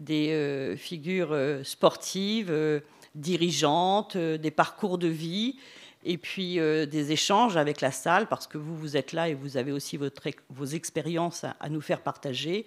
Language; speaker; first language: French; native; French